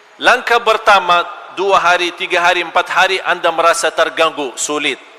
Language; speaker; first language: Malay; non-native, fluent; Arabic